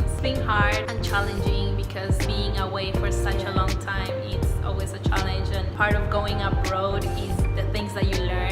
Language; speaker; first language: English; non-native, fluent; Spanish